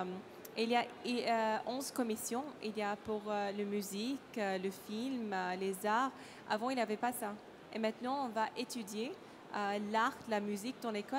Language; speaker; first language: French; non-native, learner; Arabic